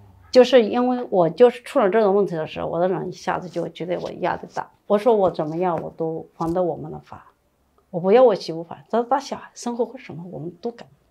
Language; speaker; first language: Chinese; native; Chinese